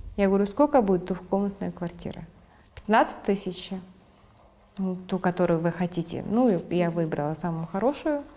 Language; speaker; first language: Russian; non-native, local second language; Kazakh